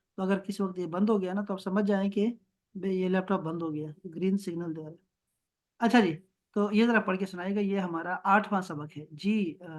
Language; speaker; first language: Urdu; non-native, local second language; Pashto